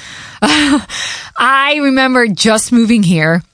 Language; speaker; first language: English; early bilingual, other home language; Portuguese